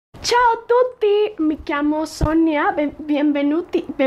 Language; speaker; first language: Italian; non-native, learner; Spanish